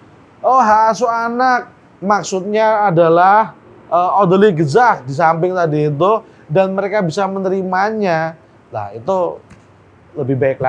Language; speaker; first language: Indonesian; native; Indonesian